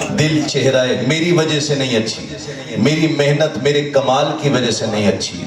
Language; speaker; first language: Urdu; non-native, local second language; Punjabi